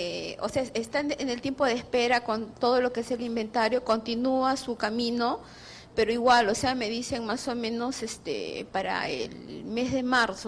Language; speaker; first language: Spanish; native; Spanish